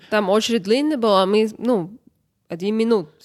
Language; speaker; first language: Russian; non-native, learner; English